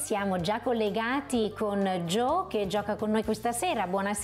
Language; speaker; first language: Italian; early bilingual, heritage; Italian